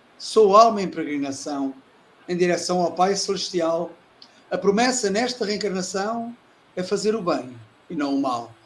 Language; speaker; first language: Portuguese; native; Portuguese